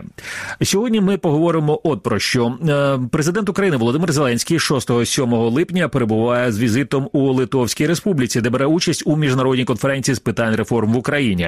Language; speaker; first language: Ukrainian; native; Ukrainian